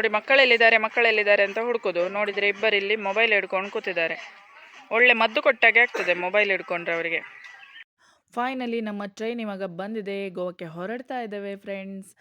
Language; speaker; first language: Kannada; native; Kannada